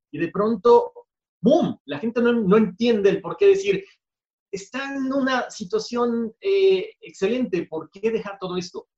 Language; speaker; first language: Spanish; native; Spanish